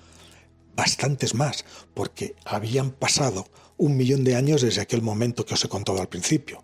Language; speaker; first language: Spanish; native; Spanish